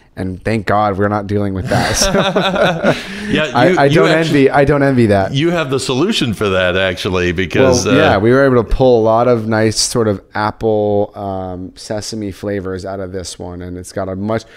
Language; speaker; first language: English; native; English